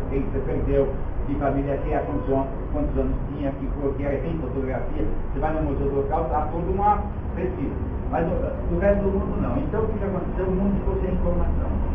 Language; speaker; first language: Portuguese; early bilingual, other home language; Yiddish